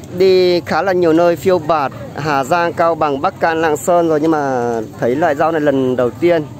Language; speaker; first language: Vietnamese; native; Vietnamese